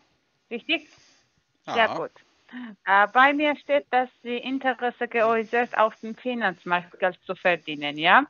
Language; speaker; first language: German; non-native, fluent; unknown